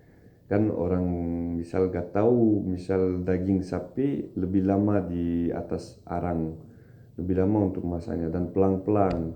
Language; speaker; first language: Indonesian; non-native, fluent; Turkish